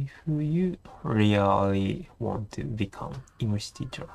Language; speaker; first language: English; non-native, learner; Japanese